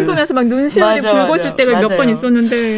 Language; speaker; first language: Korean; native; Korean